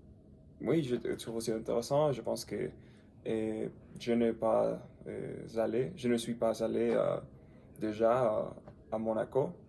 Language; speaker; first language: French; non-native, learner; English